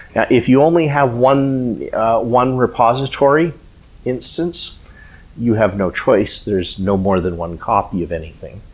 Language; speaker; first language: English; native; English